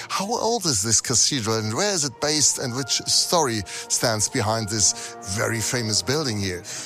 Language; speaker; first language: English; non-native, fluent; German